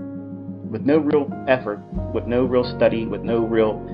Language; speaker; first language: English; native; English